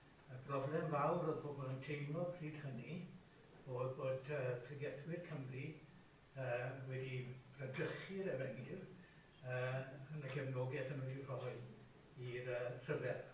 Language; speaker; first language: Welsh; native; Welsh